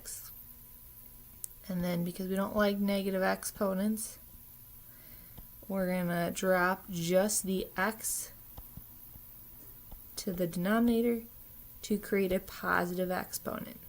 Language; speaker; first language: English; native; English